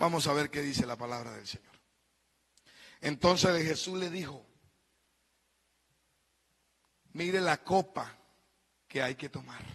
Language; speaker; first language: Spanish; native; Spanish